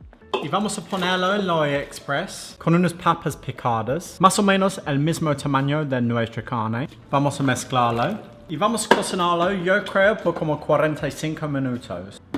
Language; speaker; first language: Spanish; non-native, fluent; English